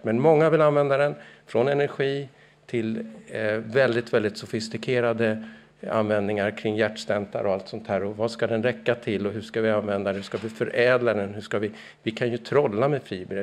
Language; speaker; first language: Swedish; native; Swedish